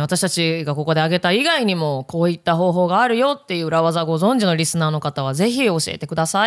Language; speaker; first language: Japanese; native; Japanese